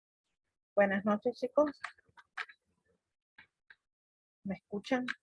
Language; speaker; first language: Spanish; native; Spanish